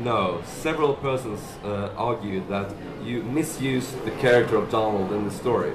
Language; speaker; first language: English; non-native, fluent; Swedish